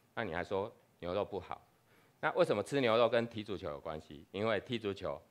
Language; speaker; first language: Chinese; non-native, fluent; Spanish